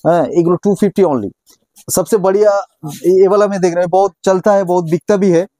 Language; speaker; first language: Hindi; non-native, local second language; Bangla